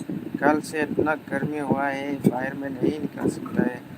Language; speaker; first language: Hindi; non-native, local second language; Bodo